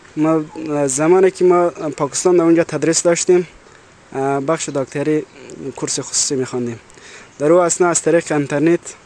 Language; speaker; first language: Persian; native; Persian